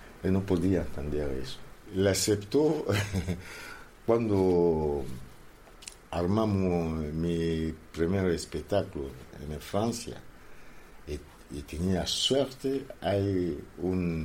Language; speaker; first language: Spanish; non-native, learner; Lingala